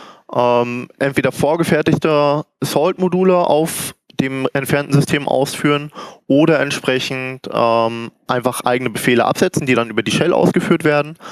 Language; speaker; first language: German; native; German